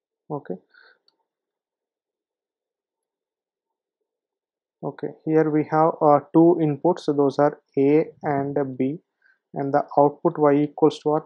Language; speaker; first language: English; non-native, local second language; Telugu